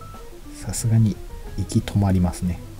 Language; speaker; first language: Japanese; native; Japanese